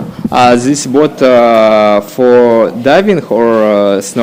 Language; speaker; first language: English; non-native, learner; Russian